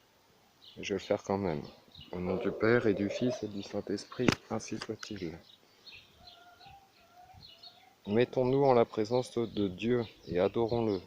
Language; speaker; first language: French; native; French